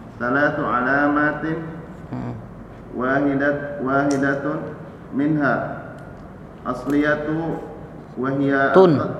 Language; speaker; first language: Arabic; non-native, learner; Indonesian